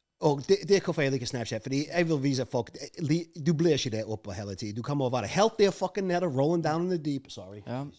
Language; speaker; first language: Norwegian; non-native, fluent; English